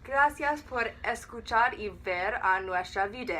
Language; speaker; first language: Spanish; non-native, learner; English